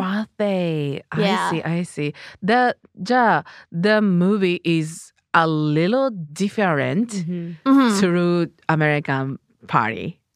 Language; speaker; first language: English; non-native, learner; Japanese